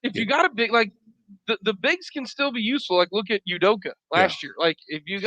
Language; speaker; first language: English; native; English